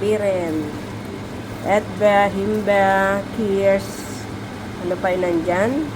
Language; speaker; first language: Filipino; native; Filipino